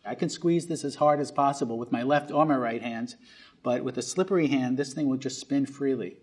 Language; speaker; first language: English; native; English